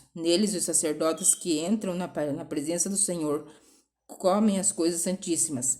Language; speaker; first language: Portuguese; native; Portuguese